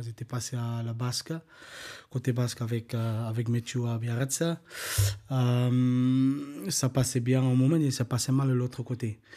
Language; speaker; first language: French; non-native, learner; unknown